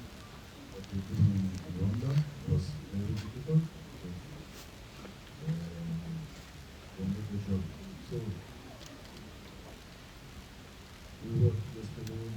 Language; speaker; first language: English; non-native, learner; French